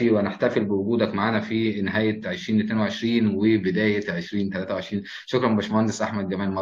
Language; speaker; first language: Arabic; native; Arabic